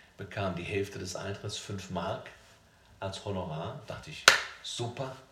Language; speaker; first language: German; native; German